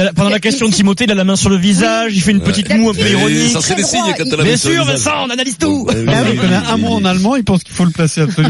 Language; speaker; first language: French; native; French